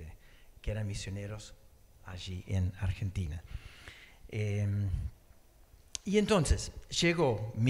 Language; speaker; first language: Spanish; early bilingual, other home language; English